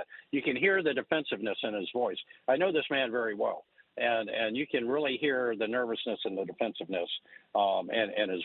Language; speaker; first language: English; native; English